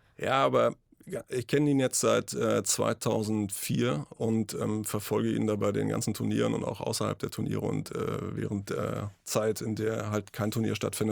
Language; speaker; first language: German; native; German